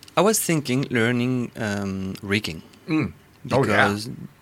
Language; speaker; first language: English; non-native, fluent; French